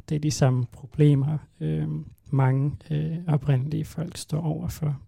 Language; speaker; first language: Danish; non-native, local second language; Kalaallisut